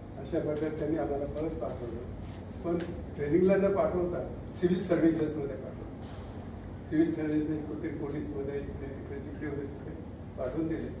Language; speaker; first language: Marathi; non-native, local second language; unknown